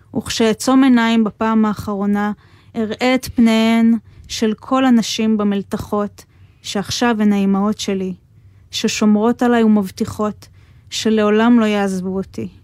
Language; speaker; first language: Hebrew; native; Hebrew